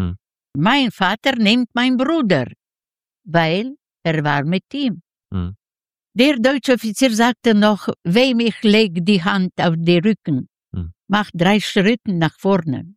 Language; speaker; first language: German; non-native, fluent; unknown